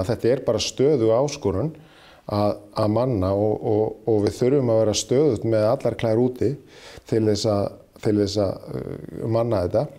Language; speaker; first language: Icelandic; native; Icelandic